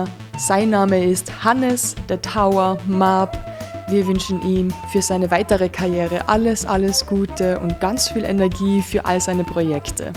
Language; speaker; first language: German; native; German